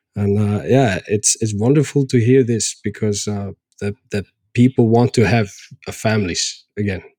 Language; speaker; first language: English; non-native, fluent; Icelandic